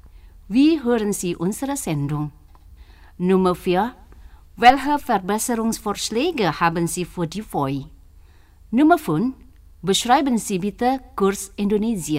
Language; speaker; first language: German; non-native, fluent; Indonesian